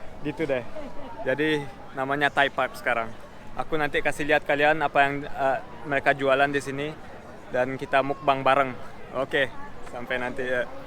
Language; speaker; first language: Indonesian; early bilingual, heritage; Indonesian